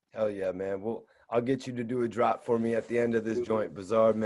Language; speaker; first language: English; native; English